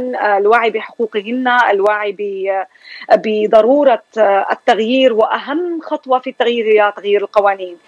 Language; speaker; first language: Arabic; native; Arabic